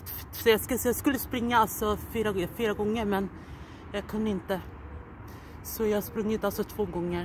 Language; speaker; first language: Swedish; non-native, learner; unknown